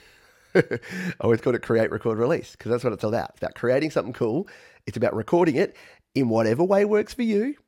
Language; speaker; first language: English; native; English